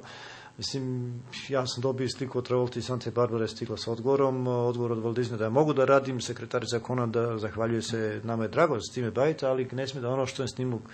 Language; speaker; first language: Serbian; native; Serbian